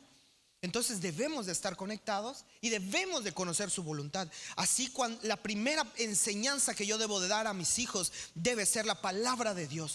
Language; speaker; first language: Spanish; native; Spanish